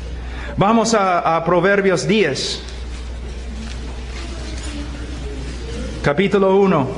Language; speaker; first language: Spanish; non-native, fluent; English